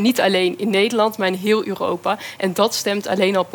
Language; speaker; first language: Dutch; native; Dutch